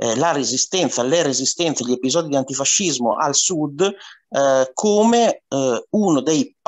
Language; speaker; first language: Italian; native; Italian